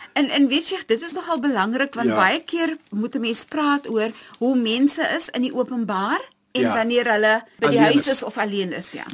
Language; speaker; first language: Afrikaans; native; Afrikaans